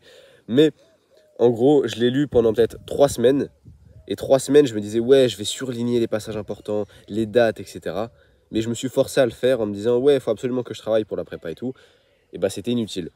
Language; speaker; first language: French; native; French